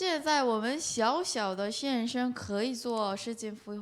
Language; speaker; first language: Chinese; non-native, fluent; Korean